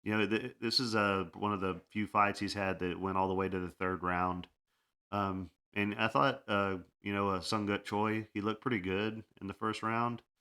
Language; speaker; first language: English; native; English